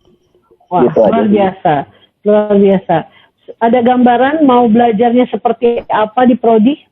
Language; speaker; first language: Indonesian; native; Indonesian